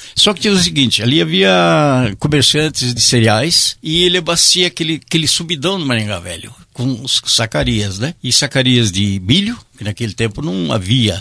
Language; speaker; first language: Portuguese; native; Portuguese